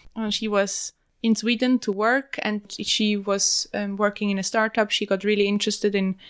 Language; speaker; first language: English; non-native, fluent; German